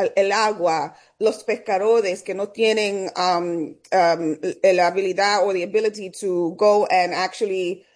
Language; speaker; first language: English; early bilingual, other home language; Spanish